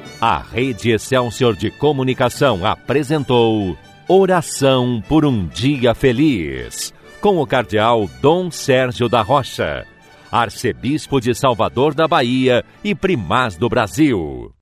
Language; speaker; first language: Portuguese; native; Portuguese